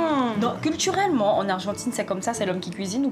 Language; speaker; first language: French; native; French